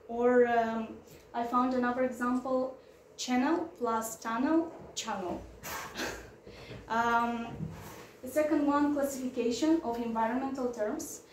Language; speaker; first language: English; non-native, fluent; Romanian